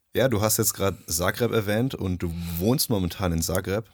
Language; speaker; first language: German; early bilingual, other home language; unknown